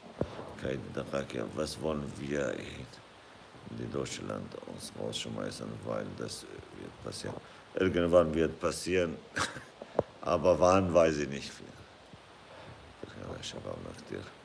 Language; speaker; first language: German; non-native, fluent; Kurdish